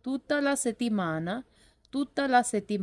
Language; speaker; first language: Italian; non-native, learner; Urdu